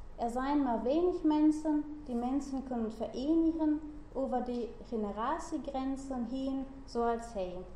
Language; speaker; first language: Dutch; non-native, learner; German